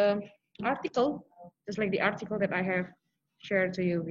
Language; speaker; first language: English; non-native, local second language; Indonesian